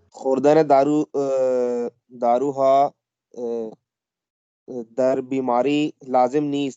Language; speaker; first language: Persian; non-native, learner; Urdu